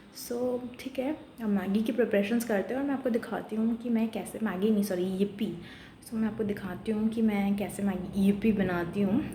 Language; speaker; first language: Hindi; non-native, local second language; Nepali